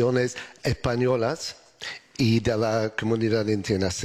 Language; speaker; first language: Spanish; non-native, learner; English